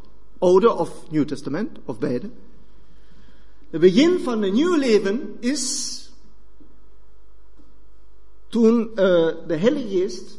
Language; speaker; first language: Dutch; non-native, fluent; German